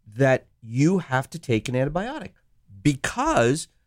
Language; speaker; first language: English; non-native, local second language; Sinhala